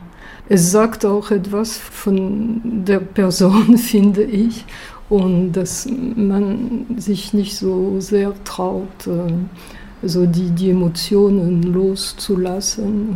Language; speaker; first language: German; non-native, fluent; French